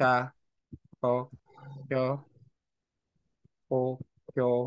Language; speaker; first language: Vietnamese; non-native, learner; Korean